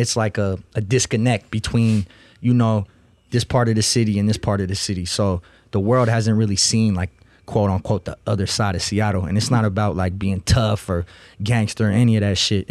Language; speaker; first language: English; non-native, fluent; Russian